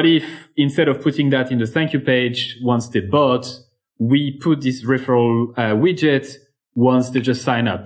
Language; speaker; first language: English; non-native, fluent; French